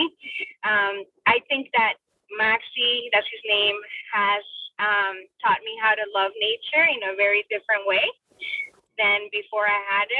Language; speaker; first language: English; non-native, fluent; Spanish